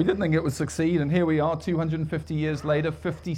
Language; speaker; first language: English; native; English